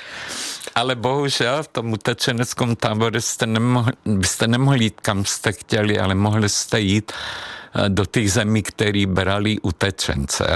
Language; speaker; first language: Czech; non-native, fluent; Hungarian